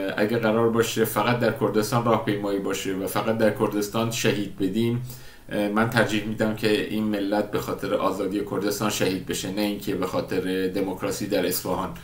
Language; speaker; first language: Persian; non-native, local second language; Kurdish